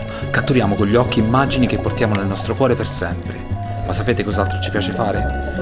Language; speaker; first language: Italian; native; Italian